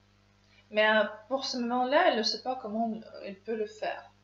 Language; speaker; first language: French; non-native, learner; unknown